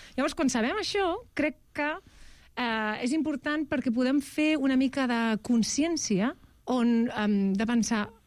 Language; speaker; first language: Catalan; non-native, local second language; Spanish